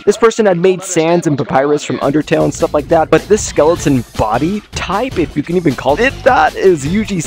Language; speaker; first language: English; native; English